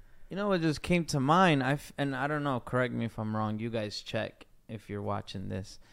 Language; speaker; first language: English; native; English